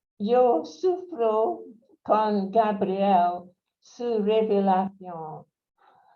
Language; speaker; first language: Spanish; non-native, fluent; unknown